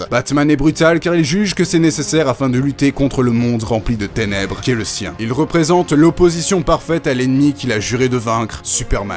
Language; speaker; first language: French; native; French